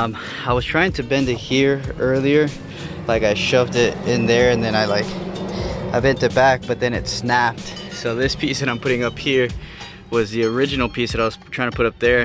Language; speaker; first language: English; native; English